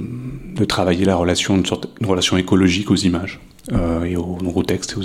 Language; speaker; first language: French; native; French